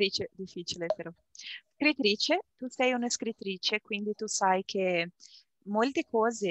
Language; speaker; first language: Italian; non-native, learner; Portuguese